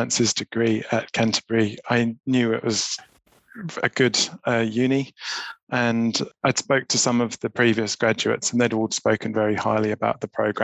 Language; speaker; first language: English; native; English